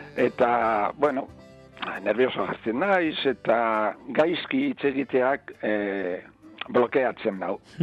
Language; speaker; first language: Basque; non-native, local second language; Spanish